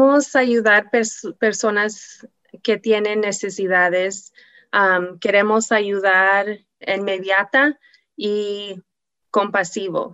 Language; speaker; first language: Spanish; non-native, learner; English